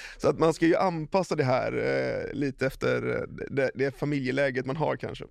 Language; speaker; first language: Swedish; native; Swedish